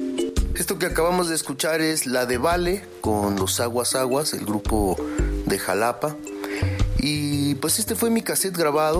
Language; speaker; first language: Spanish; native; Spanish